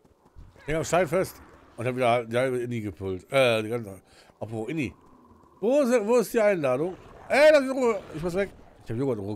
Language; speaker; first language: German; native; German